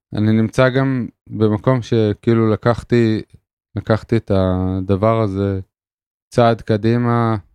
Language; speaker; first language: Hebrew; native; Hebrew